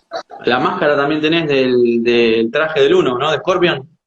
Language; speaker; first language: Spanish; native; Spanish